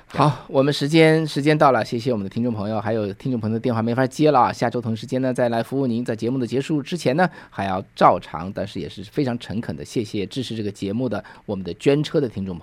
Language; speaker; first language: Chinese; native; Chinese